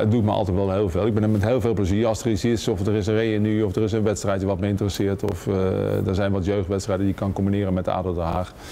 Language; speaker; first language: Dutch; native; Dutch